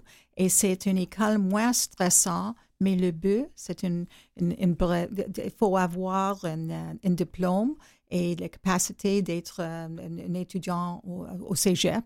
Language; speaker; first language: French; non-native, learner; English